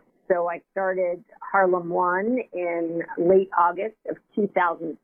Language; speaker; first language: English; native; English